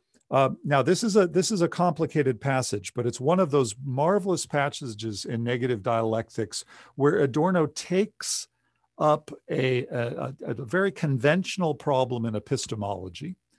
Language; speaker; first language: English; native; English